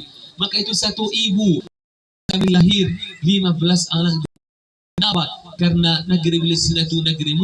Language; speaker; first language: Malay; non-native, fluent; Arabic